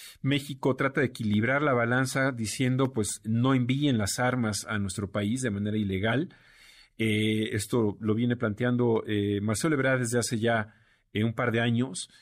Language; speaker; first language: Spanish; native; Spanish